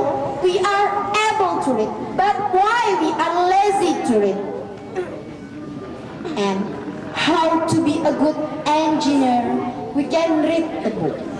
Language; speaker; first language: English; non-native, learner; Indonesian